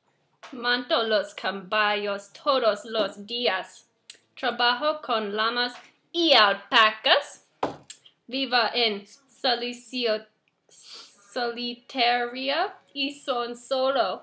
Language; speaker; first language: Spanish; non-native, learner; English